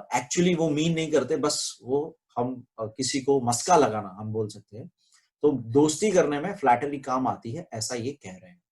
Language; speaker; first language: Hindi; non-native, local second language; Marathi